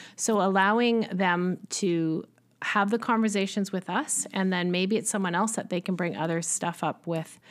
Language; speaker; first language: English; native; English